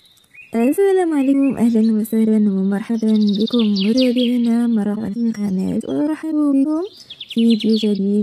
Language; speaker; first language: Arabic; native; Arabic